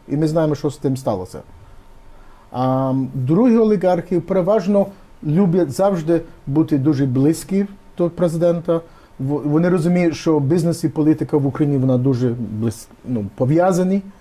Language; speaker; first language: Ukrainian; early bilingual, heritage; Ukrainian